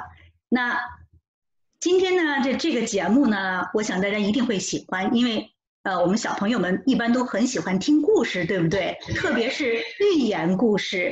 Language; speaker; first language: Chinese; native; Chinese